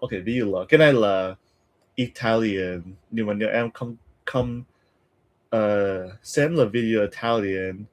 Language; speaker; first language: Vietnamese; non-native, learner; English